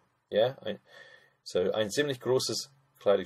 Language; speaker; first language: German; non-native, fluent; English